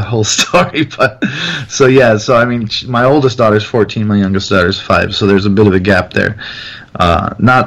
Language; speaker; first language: English; native; English